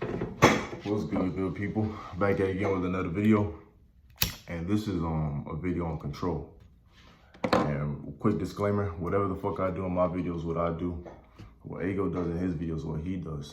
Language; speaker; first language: English; native; English